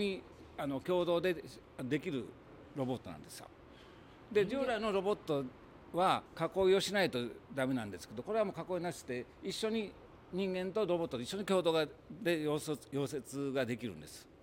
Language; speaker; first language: Japanese; native; Japanese